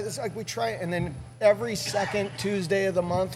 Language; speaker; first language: English; native; English